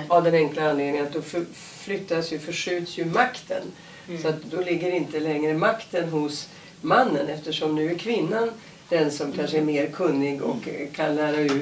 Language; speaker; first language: Swedish; native; Swedish